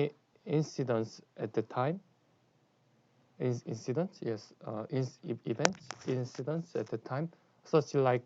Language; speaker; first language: English; non-native, learner; Korean